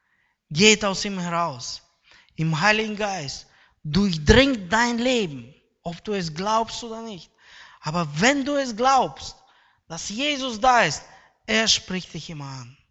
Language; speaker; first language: German; non-native, fluent; Russian